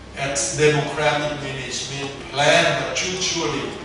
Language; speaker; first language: English; non-native, fluent; Thai